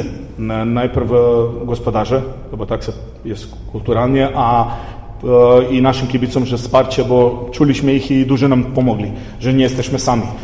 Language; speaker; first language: Polish; non-native, fluent; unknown